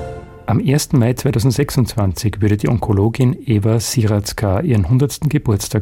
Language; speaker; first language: German; native; German